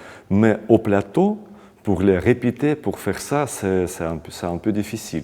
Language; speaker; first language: French; non-native, fluent; Russian